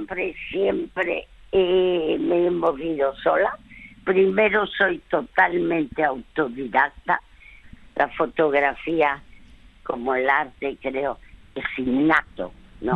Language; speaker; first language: Spanish; early bilingual, other home language; French